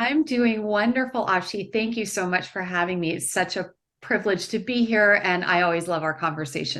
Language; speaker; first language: English; native; English